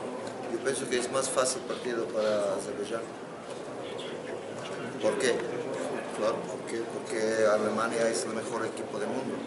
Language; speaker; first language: Spanish; non-native, fluent; Croatian